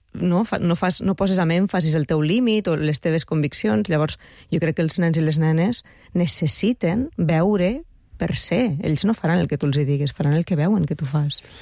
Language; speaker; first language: Catalan; native; Catalan